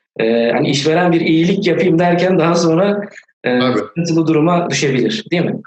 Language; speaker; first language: Turkish; native; Turkish